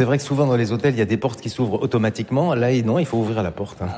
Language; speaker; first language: French; native; French